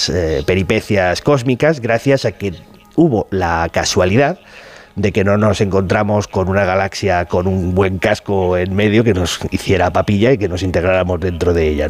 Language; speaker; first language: Spanish; native; Spanish